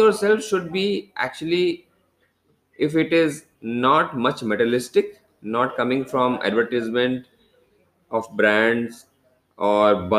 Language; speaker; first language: English; non-native, local second language; Hindi